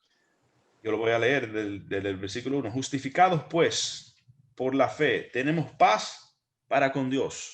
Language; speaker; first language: Spanish; native; Spanish